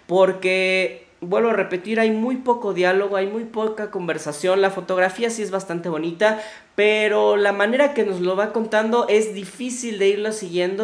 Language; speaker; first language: Spanish; native; Spanish